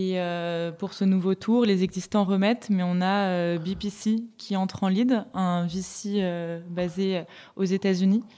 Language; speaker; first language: French; native; French